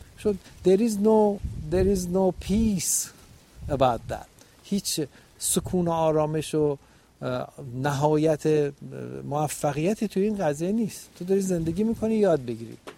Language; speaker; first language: Persian; native; Persian